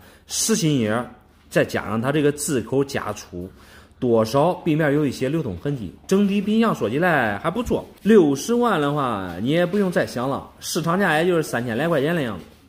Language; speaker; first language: Chinese; native; Chinese